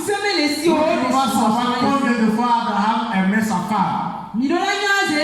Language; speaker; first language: French; non-native, local second language; Ewe